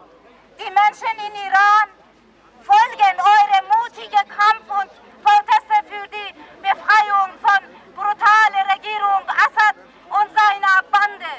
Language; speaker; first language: German; non-native, learner; Persian